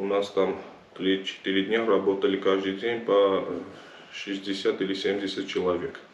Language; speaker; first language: Russian; non-native, fluent; Armenian